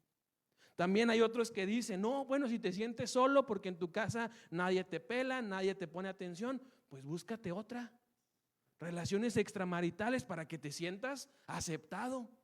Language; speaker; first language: Spanish; native; Spanish